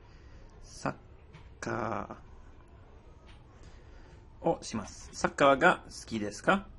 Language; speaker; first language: Japanese; non-native, fluent; English